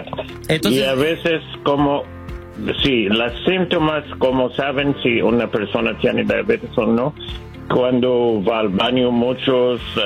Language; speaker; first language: Spanish; non-native, learner; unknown